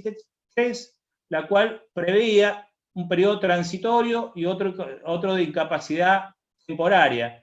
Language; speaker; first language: Spanish; native; Spanish